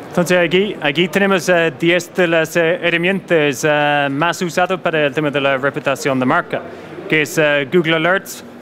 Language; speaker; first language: Spanish; non-native, fluent; English